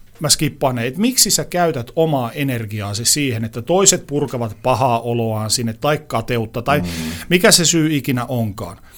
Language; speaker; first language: Finnish; native; Finnish